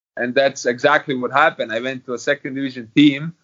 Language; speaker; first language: English; non-native, fluent; Croatian